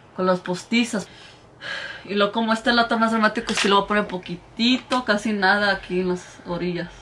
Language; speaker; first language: Spanish; early bilingual, heritage; Spanish